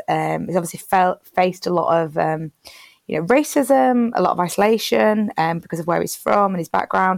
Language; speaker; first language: English; native; English